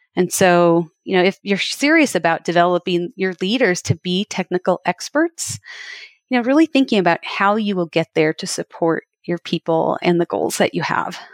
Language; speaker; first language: English; native; English